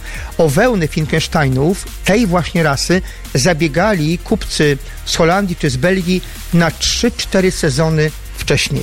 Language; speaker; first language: Polish; native; Polish